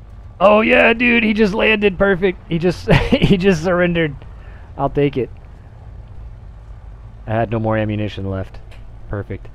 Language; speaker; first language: English; native; English